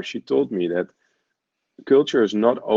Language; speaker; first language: English; non-native, fluent; Dutch